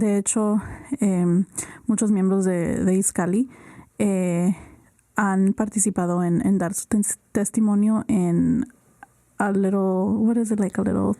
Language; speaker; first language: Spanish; early bilingual, heritage; Spanish